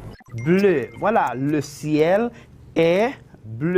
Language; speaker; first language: French; non-native, fluent; Spanish